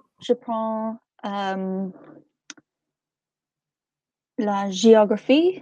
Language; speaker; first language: French; non-native, learner; English